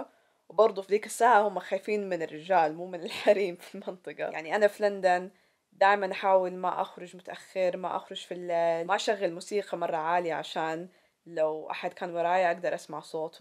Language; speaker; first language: Arabic; native; Arabic